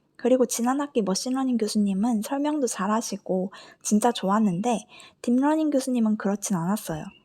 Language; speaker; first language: Korean; native; Korean